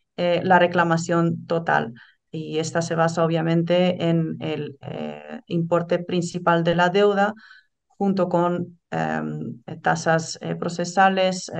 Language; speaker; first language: Spanish; non-native, fluent; Dutch